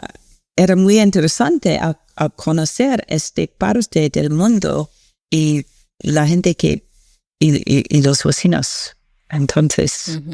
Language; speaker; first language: Spanish; non-native, learner; English